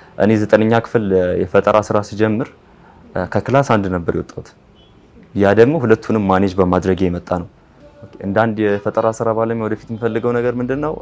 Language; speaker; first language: Amharic; non-native, local second language; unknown